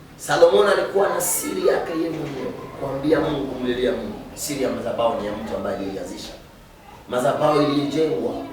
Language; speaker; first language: Swahili; native; Swahili